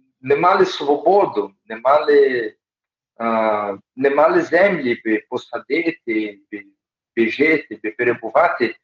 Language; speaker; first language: Ukrainian; early bilingual, heritage; Ukrainian